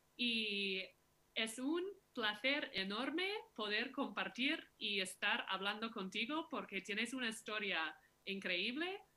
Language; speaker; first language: Spanish; non-native, fluent; English